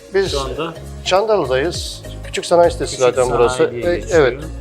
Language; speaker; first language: Turkish; native; Turkish